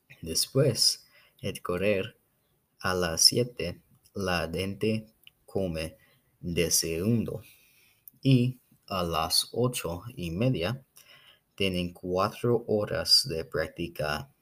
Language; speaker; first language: Spanish; non-native, learner; English